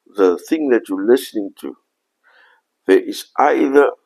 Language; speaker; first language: English; non-native, local second language; Afrikaans